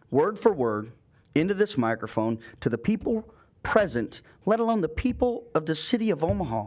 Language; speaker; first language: English; native; English